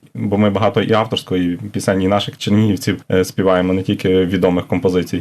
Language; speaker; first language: Ukrainian; native; Ukrainian